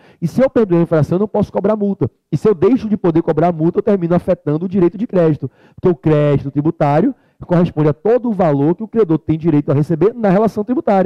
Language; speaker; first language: Portuguese; native; Portuguese